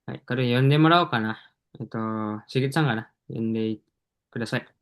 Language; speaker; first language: Japanese; non-native, fluent; Indonesian